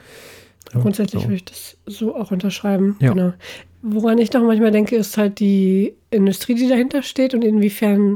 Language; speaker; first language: German; native; German